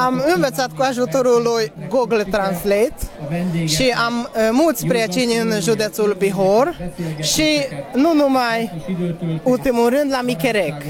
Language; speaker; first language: Romanian; non-native, learner; Hungarian